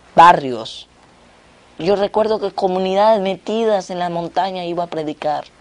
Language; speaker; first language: Spanish; native; Spanish